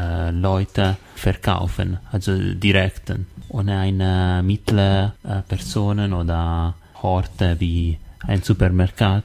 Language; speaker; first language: German; non-native, learner; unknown